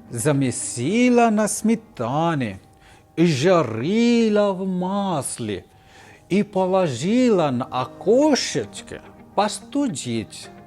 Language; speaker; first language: Russian; non-native, fluent; Hindi